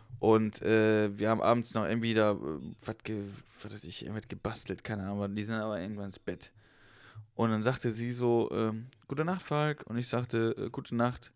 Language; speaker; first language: German; native; German